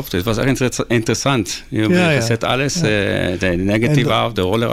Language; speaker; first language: Dutch; non-native, learner; Hebrew